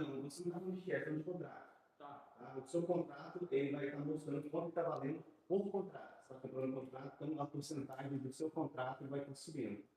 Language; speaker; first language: Portuguese; native; Portuguese